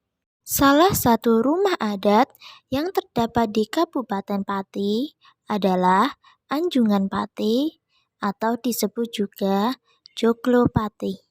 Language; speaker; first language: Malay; non-native, local second language; Javanese